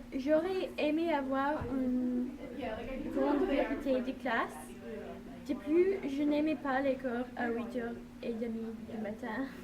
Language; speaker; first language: French; non-native, learner; English